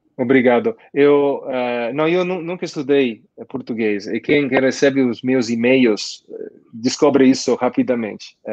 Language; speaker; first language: Portuguese; non-native, fluent; Italian